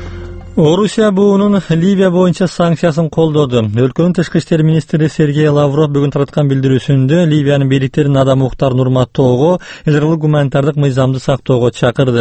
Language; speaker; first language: Kyrgyz; native; Kyrgyz